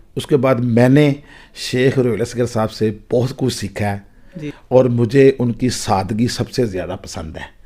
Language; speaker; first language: Urdu; non-native, local second language; Punjabi